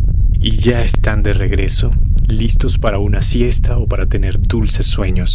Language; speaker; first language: Spanish; native; Spanish